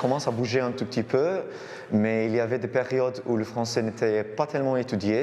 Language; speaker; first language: French; non-native, fluent; Maltese